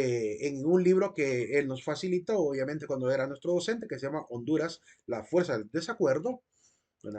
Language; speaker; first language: Spanish; native; Spanish